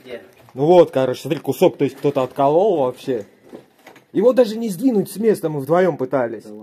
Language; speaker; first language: Russian; native; Russian